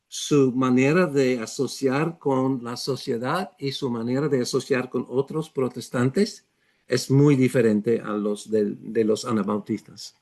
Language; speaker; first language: Spanish; non-native, fluent; English